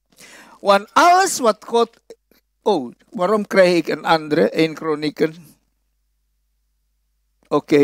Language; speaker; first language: Dutch; non-native, fluent; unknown